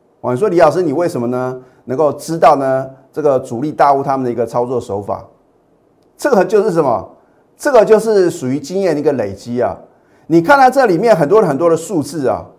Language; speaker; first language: Chinese; native; Chinese